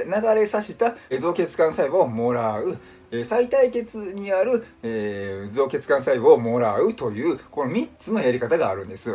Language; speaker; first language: Japanese; native; Japanese